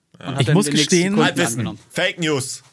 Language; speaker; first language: German; native; German